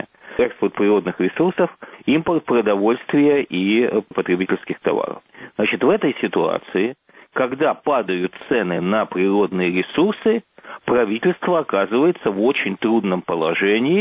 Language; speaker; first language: Russian; native; Russian